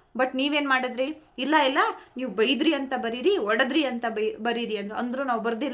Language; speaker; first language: Kannada; non-native, local second language; Telugu